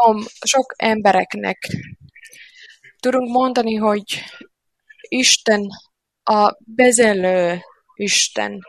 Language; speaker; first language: Hungarian; non-native, learner; Finnish